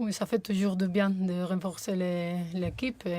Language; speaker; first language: French; non-native, fluent; Spanish